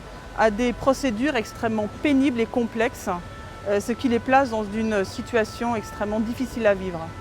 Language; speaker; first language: French; native; French